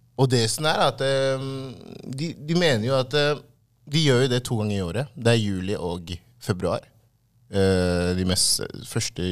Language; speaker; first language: Norwegian; early bilingual, other home language; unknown